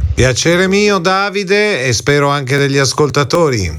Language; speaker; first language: Italian; native; Italian